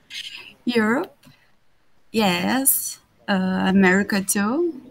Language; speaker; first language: English; non-native, learner; Portuguese